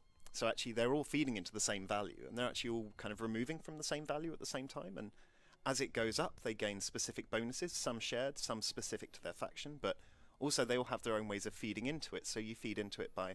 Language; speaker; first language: English; native; English